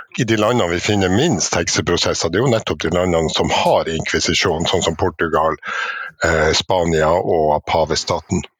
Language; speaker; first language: Norwegian; native; Norwegian